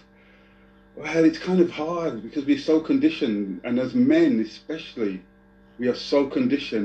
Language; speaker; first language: English; native; English